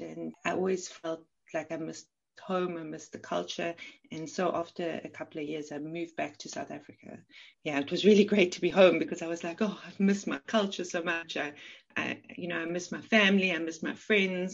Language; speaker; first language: English; native; English